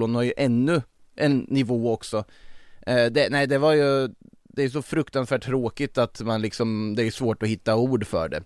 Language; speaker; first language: Swedish; native; Swedish